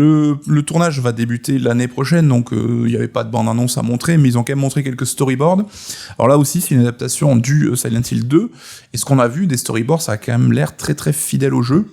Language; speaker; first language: French; native; French